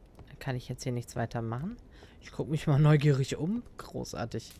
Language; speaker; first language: German; native; German